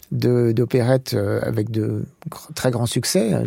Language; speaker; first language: French; native; French